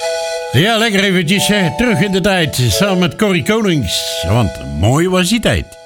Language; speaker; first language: Dutch; native; Dutch